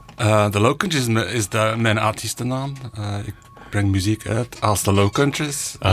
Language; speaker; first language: Dutch; non-native, fluent; English